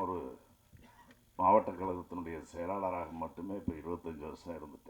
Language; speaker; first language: Tamil; native; Tamil